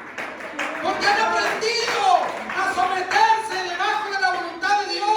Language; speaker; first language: Spanish; native; Spanish